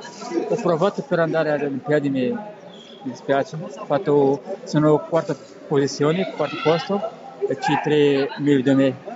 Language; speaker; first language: Italian; non-native, learner; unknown